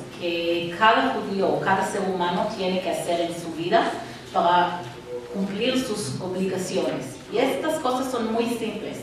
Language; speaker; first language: Spanish; non-native, fluent; Hebrew